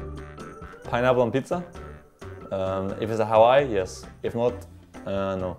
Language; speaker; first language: English; non-native, fluent; Danish